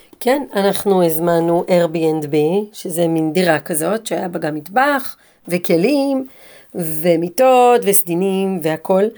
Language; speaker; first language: Hebrew; native; Hebrew